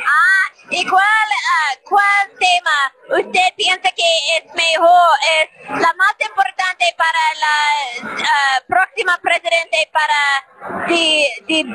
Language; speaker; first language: Spanish; non-native, learner; English